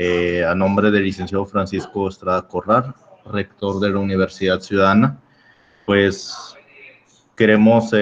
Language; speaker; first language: Spanish; native; Spanish